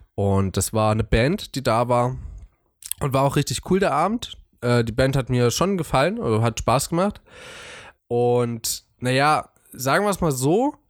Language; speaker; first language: German; native; German